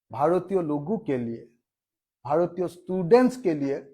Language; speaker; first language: Hindi; non-native, local second language; Assamese